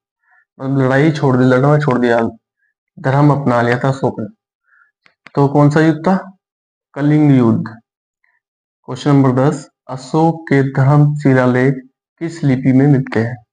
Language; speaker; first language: Hindi; native; Hindi